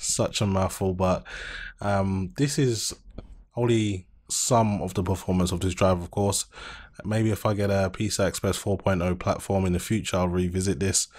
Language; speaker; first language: English; native; English